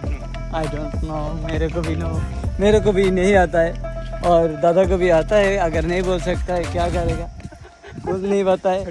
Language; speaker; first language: Hindi; non-native, learner; Bangla